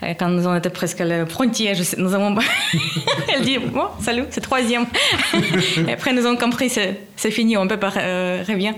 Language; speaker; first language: French; non-native, learner; Russian